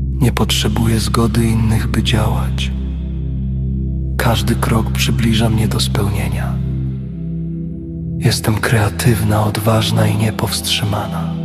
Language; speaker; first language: Polish; native; Polish